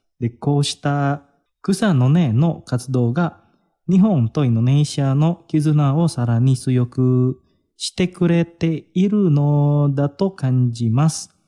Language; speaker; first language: Japanese; non-native, fluent; Indonesian